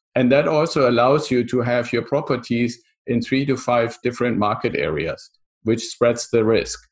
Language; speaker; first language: English; non-native, fluent; German